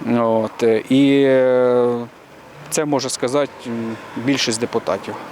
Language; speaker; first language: Ukrainian; non-native, local second language; Russian